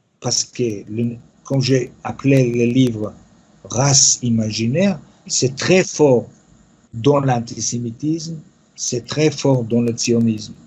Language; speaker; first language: French; non-native, fluent; Yiddish